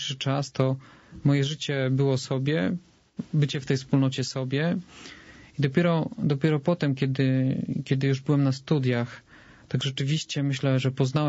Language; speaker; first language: Polish; native; Polish